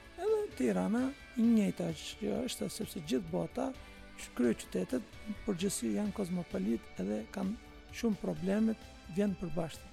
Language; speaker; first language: Albanian; non-native, fluent; Turkish